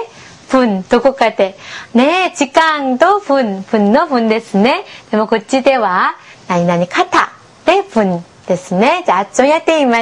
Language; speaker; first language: Japanese; non-native, fluent; Korean